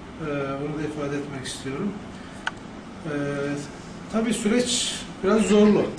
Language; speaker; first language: Turkish; native; Turkish